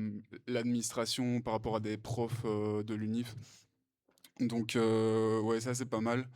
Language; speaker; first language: French; native; French